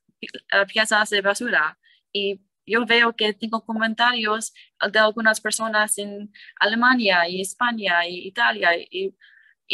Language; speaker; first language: Spanish; non-native, learner; English